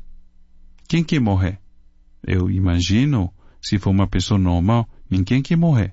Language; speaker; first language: Portuguese; non-native, fluent; Chinese